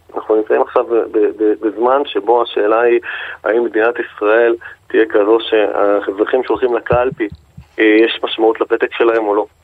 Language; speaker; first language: Hebrew; native; Hebrew